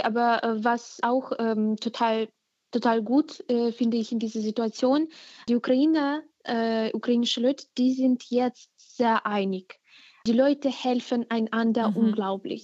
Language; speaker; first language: German; non-native, fluent; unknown